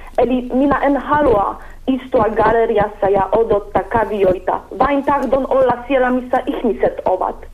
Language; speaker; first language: Finnish; non-native, learner; Polish